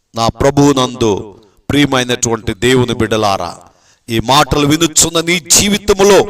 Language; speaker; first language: Telugu; native; Telugu